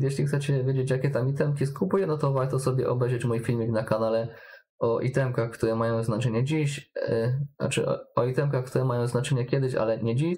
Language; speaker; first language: Polish; native; Polish